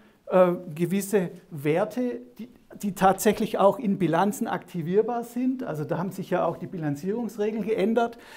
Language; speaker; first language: German; native; German